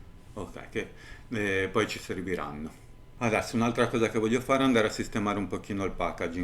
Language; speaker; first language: Italian; native; Italian